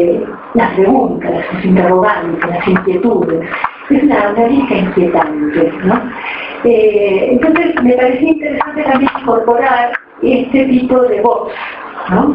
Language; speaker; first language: Spanish; native; Spanish